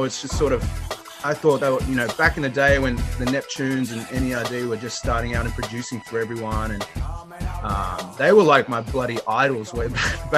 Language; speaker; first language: English; native; English